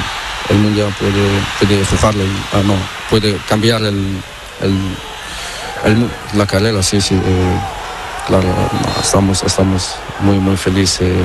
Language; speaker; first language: Spanish; non-native, learner; Portuguese